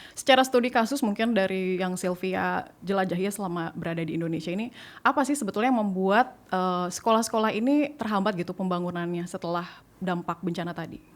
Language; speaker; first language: Indonesian; native; Indonesian